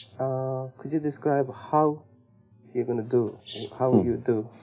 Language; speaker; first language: English; non-native, learner; Japanese